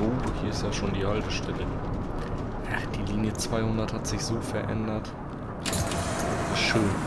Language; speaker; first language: German; native; German